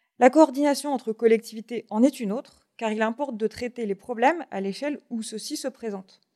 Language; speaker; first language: French; native; French